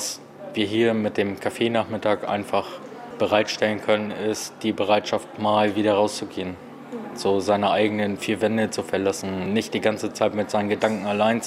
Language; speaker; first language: German; native; German